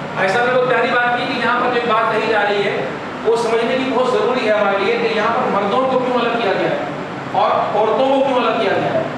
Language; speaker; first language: Urdu; non-native, local second language; Sindhi